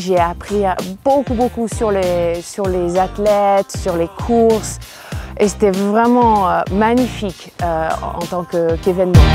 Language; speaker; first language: French; non-native, fluent; English